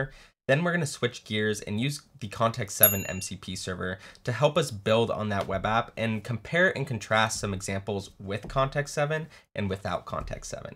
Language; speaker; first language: English; native; English